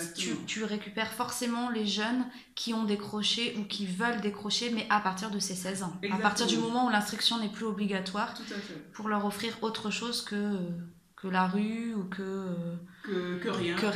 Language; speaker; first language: French; native; French